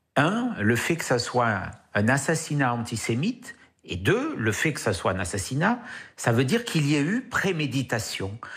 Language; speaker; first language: French; native; French